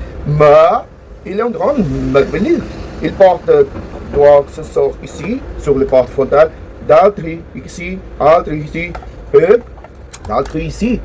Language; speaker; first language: French; non-native, learner; Portuguese